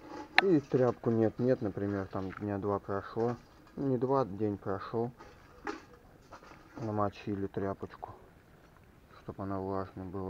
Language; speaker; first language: Russian; native; Russian